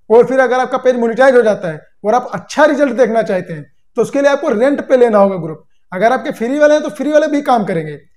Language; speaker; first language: Hindi; native; Hindi